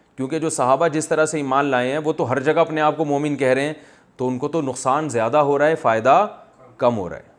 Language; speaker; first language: Urdu; native; Urdu